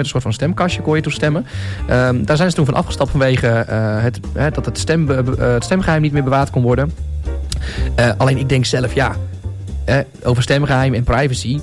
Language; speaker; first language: Dutch; native; Dutch